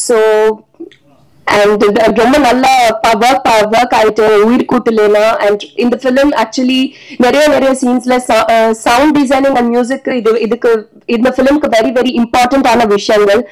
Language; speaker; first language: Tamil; non-native, learner; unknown